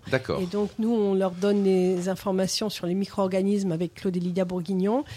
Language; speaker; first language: French; non-native, fluent; English